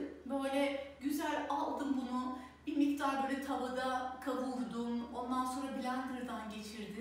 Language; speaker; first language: Turkish; native; Turkish